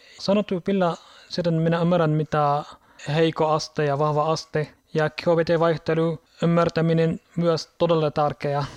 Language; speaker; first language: Finnish; non-native, learner; Arabic